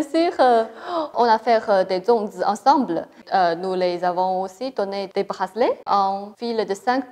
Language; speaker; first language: French; non-native, fluent; Chinese